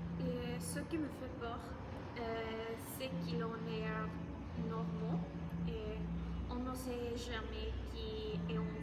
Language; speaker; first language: French; non-native, learner; Spanish